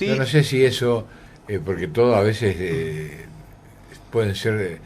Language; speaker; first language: Spanish; native; Spanish